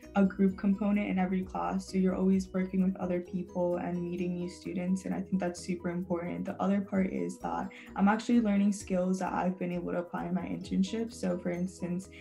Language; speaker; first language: English; non-native, fluent; Spanish